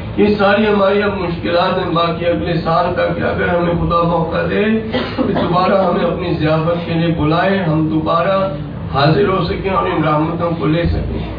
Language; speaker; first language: Urdu; native; Urdu